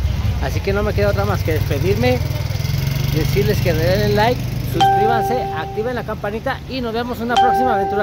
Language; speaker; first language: Spanish; native; Spanish